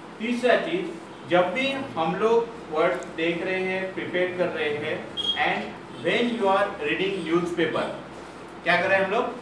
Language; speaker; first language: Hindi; non-native, local second language; Marathi